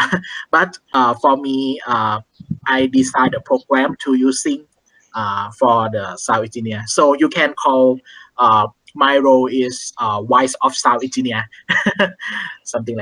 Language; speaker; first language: English; non-native, learner; Thai